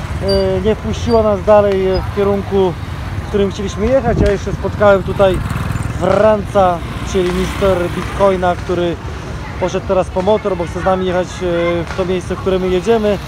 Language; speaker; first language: Polish; native; Polish